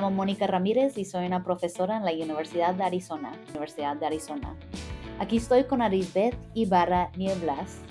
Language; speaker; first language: Spanish; early bilingual, heritage; English